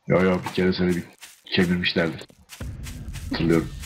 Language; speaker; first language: Turkish; native; Turkish